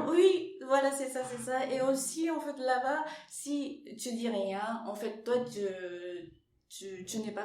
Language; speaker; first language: French; non-native, fluent; Japanese